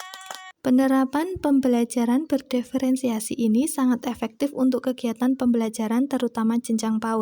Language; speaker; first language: Indonesian; native; Indonesian